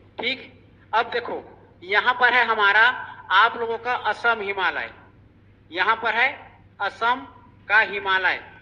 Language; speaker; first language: Hindi; native; Hindi